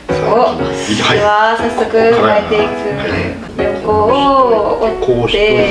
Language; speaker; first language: Japanese; native; Japanese